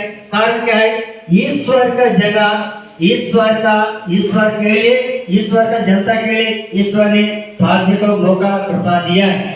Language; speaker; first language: Hindi; non-native, local second language; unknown